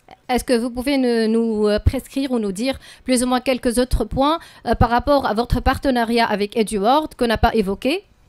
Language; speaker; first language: French; non-native, local second language; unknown